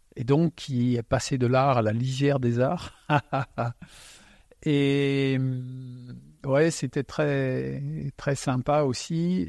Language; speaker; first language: French; non-native, local second language; Swiss German